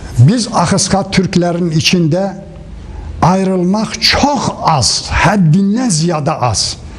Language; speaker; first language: Turkish; native; Turkish